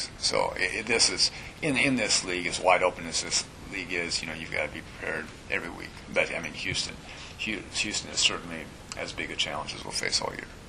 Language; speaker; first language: English; native; English